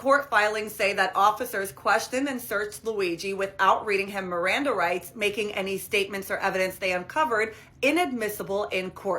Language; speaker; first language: English; native; English